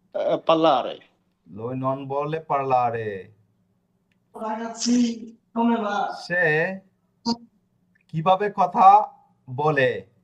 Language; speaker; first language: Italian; non-native, learner; Bangla